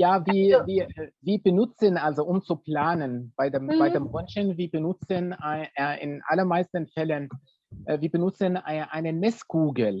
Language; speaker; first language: German; non-native, fluent; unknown